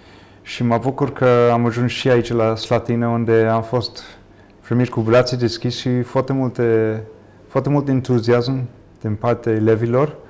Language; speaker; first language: Romanian; non-native, fluent; English